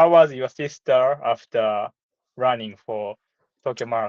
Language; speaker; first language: English; non-native, learner; Japanese